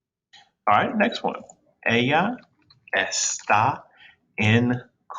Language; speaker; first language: Spanish; non-native, fluent; English